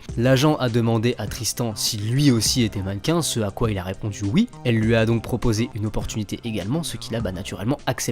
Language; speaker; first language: French; native; French